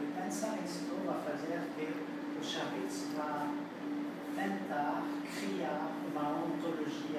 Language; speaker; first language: Portuguese; non-native, fluent; French